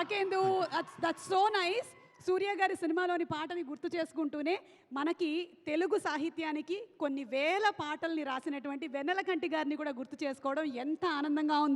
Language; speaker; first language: Telugu; native; Telugu